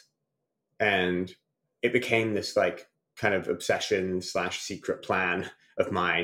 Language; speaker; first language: English; native; English